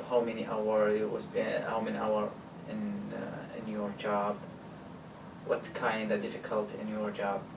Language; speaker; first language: English; non-native, learner; Arabic